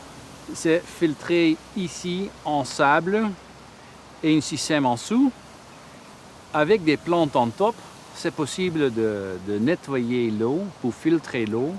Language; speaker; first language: French; non-native, learner; Dutch